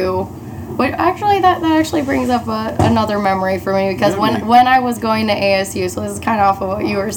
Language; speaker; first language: English; native; English